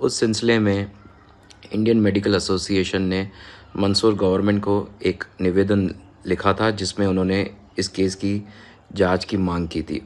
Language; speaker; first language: Hindi; native; Hindi